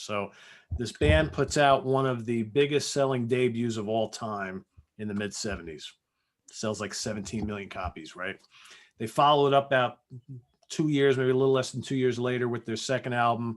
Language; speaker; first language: English; native; English